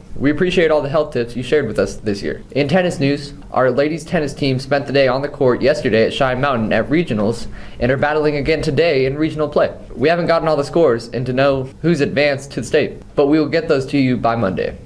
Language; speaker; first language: English; native; English